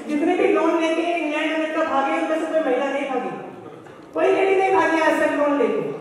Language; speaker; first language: Hindi; native; Hindi